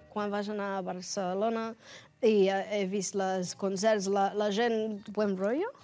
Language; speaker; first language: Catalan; non-native, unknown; English